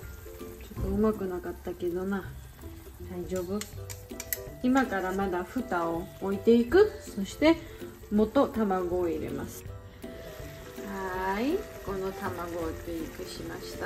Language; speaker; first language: Japanese; non-native, learner; Georgian